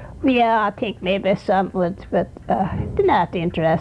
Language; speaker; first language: English; non-native, fluent; Swedish